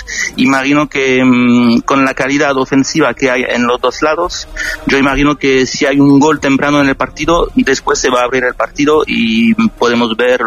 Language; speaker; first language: Spanish; non-native, fluent; French